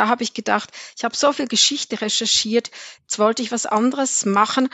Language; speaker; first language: German; native; German